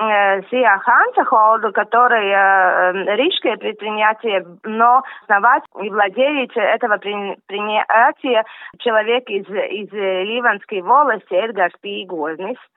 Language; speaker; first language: Russian; non-native, local second language; Latvian